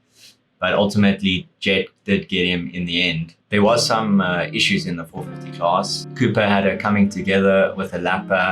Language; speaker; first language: English; native; English